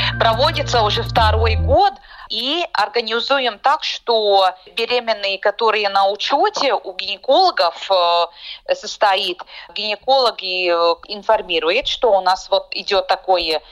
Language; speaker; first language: Russian; non-native, local second language; Latvian